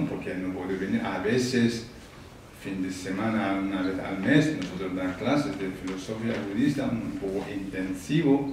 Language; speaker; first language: Spanish; non-native, learner; Tibetan